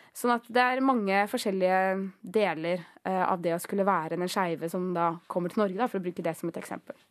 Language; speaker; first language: Norwegian; early bilingual, other home language; Greek